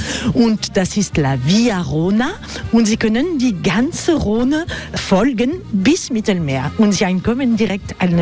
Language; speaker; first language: German; non-native, fluent; French